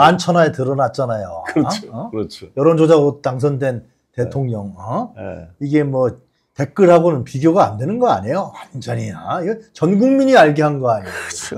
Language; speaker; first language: Korean; native; Korean